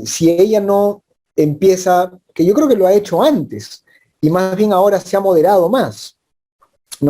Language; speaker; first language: Spanish; native; Spanish